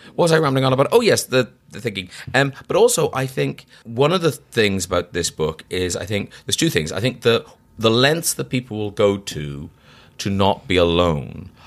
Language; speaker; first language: English; native; English